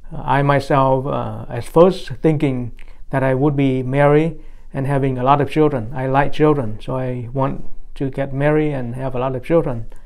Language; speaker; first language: English; non-native, fluent; Vietnamese